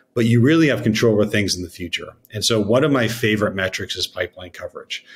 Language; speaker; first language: English; native; English